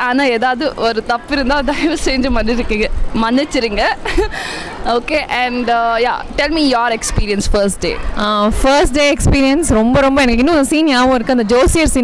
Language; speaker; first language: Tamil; non-native, fluent; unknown